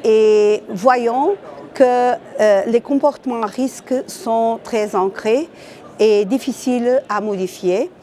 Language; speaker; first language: French; non-native, fluent; Portuguese